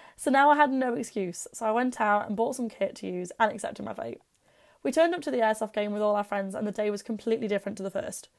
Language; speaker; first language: English; native; English